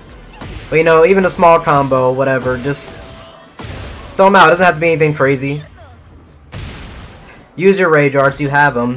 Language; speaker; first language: English; native; English